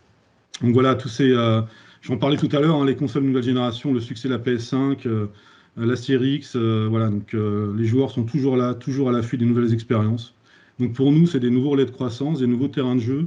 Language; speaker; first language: French; native; French